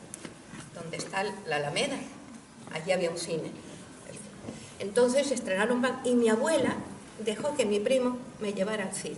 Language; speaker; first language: Spanish; native; Spanish